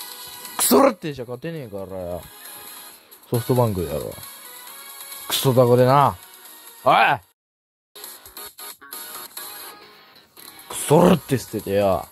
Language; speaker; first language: Japanese; native; Japanese